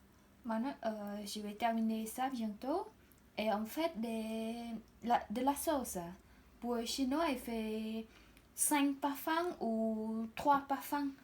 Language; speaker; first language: French; non-native, learner; Khmer